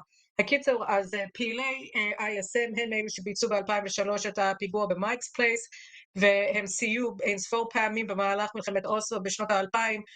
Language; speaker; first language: Hebrew; native; Hebrew